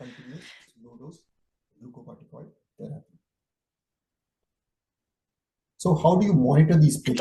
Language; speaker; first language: English; non-native, fluent; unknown